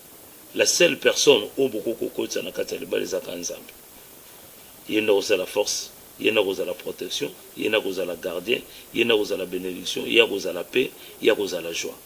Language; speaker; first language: French; non-native, local second language; Lingala